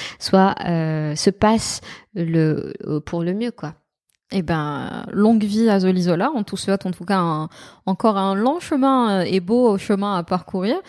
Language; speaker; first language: French; non-native, local second language; Arabic